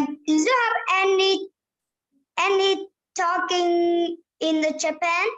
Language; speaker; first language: English; non-native, learner; Vietnamese